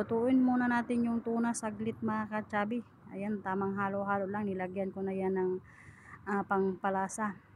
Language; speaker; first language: Filipino; non-native, local second language; Iloko